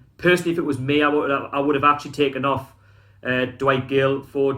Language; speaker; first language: English; native; English